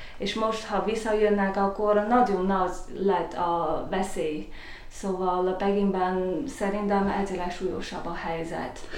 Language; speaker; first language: Hungarian; non-native, learner; Chinese